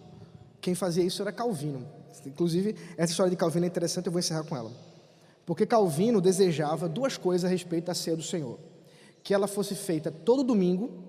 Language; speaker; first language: Portuguese; native; Portuguese